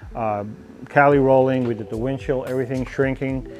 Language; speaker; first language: English; native; English